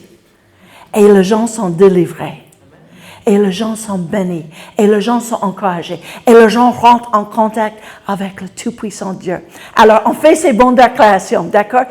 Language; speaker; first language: French; non-native, fluent; English